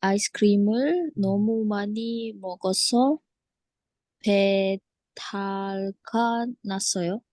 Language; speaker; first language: Korean; non-native, learner; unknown